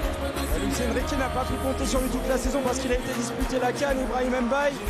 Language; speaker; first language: French; native; French